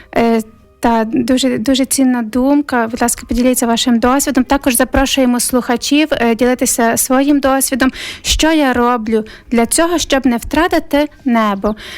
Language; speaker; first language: Ukrainian; native; Ukrainian